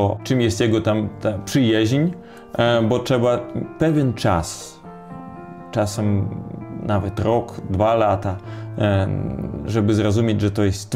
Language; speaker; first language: Polish; non-native, fluent; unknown